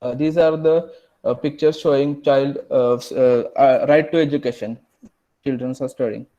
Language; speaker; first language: English; non-native, local second language; Marathi